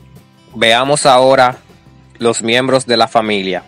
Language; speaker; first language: Spanish; native; Spanish